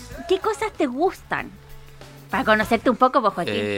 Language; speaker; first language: Spanish; native; Spanish